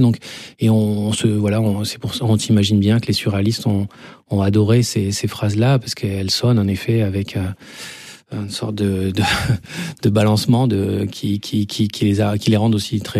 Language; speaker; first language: French; native; French